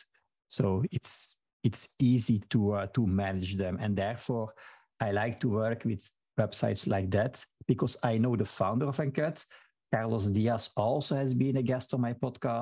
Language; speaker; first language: English; non-native, fluent; Dutch